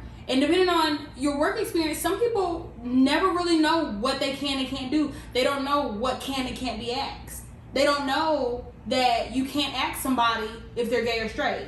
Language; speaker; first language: English; native; English